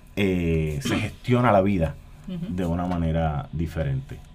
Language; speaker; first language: Spanish; native; Spanish